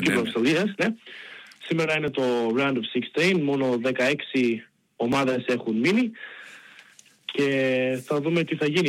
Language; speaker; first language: Greek; early bilingual, heritage; Greek